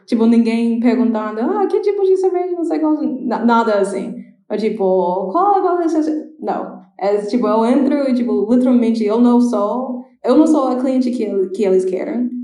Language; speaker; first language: Portuguese; non-native, fluent; English